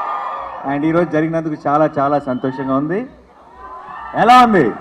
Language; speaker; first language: Telugu; native; Telugu